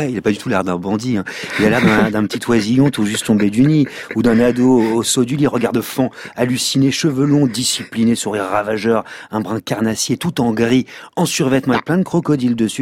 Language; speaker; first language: French; native; French